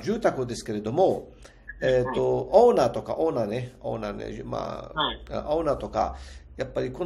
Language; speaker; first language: Japanese; non-native, fluent; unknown